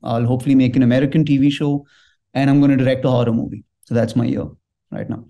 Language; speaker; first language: English; non-native, local second language; Hindi